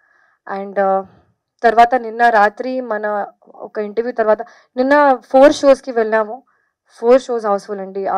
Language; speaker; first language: Telugu; non-native, fluent; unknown